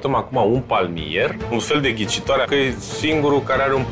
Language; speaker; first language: Romanian; native; Romanian